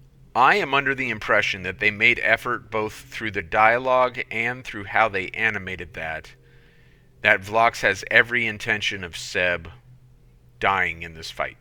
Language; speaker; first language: English; native; English